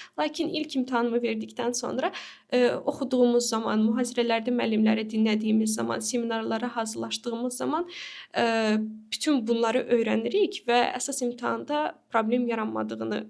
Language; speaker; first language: Azerbaijani; native; Azerbaijani